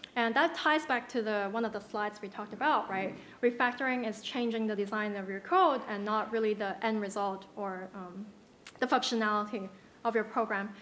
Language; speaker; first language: English; non-native, local second language; Cantonese